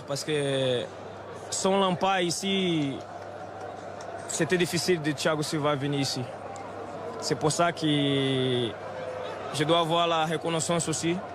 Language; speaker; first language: French; non-native, fluent; Portuguese